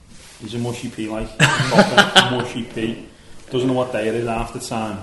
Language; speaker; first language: English; native; English